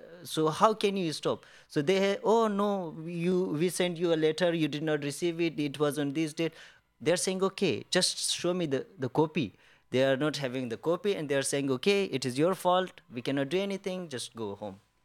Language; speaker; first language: English; non-native, fluent; Persian